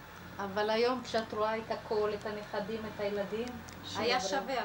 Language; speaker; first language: Hebrew; native; Hebrew